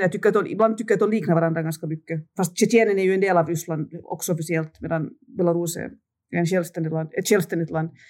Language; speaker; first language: Swedish; native; Swedish